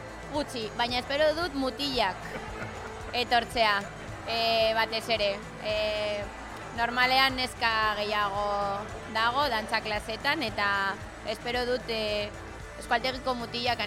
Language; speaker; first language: Basque; non-native, learner; Spanish